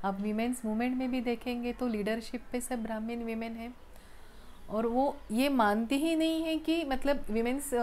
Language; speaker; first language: Hindi; non-native, local second language; Marathi